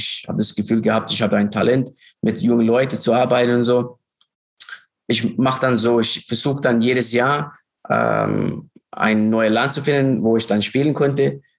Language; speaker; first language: German; non-native, fluent; English